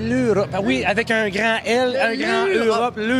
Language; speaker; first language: French; native; French